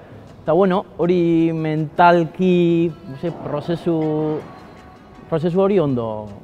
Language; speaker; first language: Basque; native; Basque